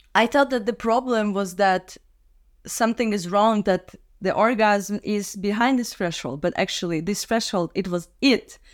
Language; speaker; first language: English; non-native, fluent; Russian